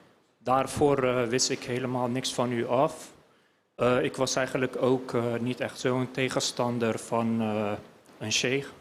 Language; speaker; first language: Dutch; early bilingual, other home language; Turkish